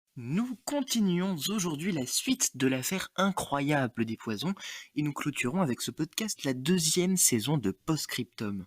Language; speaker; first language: French; native; French